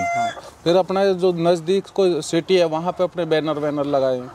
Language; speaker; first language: Hindi; native; Hindi